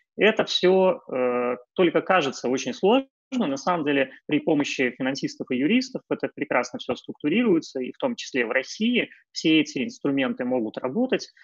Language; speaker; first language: Russian; native; Russian